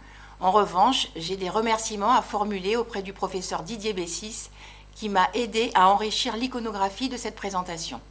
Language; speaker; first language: French; native; French